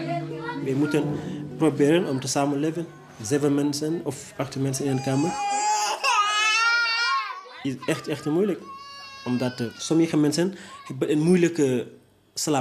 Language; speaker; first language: Dutch; non-native, fluent; French